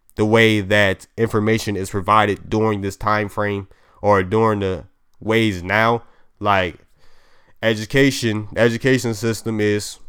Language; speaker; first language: English; native; English